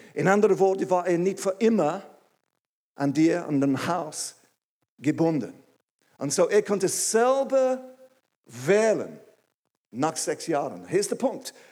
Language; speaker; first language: German; non-native, fluent; English